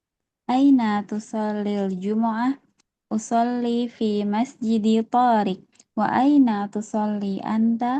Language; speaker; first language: Arabic; non-native, learner; Indonesian